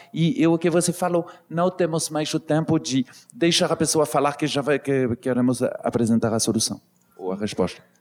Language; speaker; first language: Portuguese; non-native, fluent; French